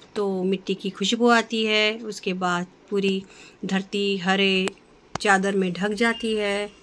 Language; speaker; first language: Hindi; non-native, local second language; Marathi